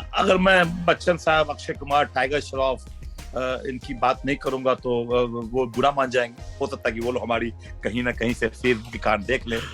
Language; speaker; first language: Hindi; native; Hindi